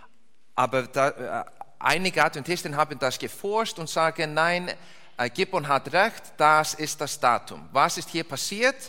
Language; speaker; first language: German; non-native, learner; English